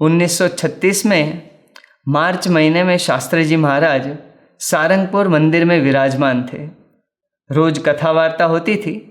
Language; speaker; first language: Hindi; native; Hindi